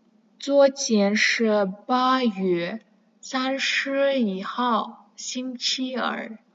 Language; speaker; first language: Chinese; non-native, fluent; Kazakh